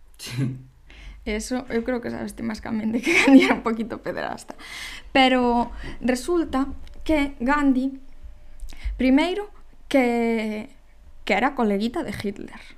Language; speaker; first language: Galician; non-native, local second language; Spanish